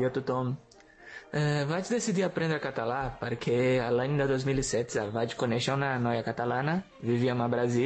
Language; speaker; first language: Catalan; non-native, fluent; Portuguese